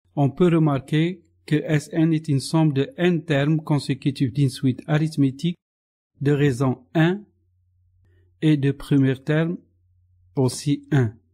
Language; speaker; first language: French; non-native, local second language; Arabic